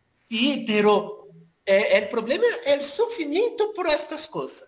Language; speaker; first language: Spanish; non-native, learner; Portuguese